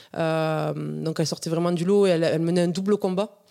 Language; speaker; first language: French; native; French